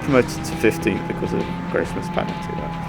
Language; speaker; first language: English; native; English